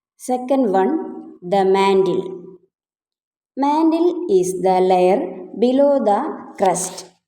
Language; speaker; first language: English; non-native, local second language; Malayalam